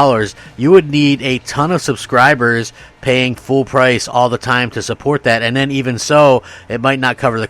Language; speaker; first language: English; native; English